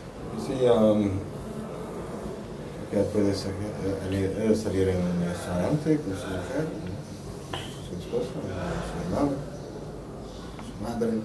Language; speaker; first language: Spanish; non-native, fluent; French